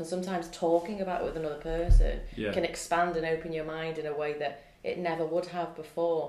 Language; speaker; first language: English; native; English